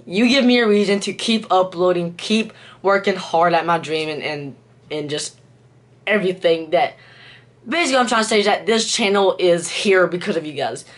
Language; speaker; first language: English; native; English